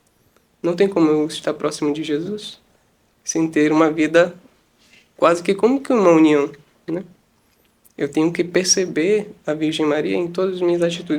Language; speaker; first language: Portuguese; native; Portuguese